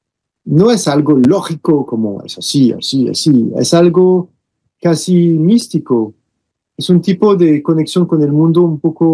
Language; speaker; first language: Spanish; non-native, fluent; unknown